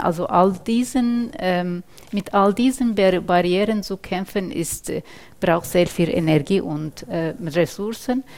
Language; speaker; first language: German; non-native, fluent; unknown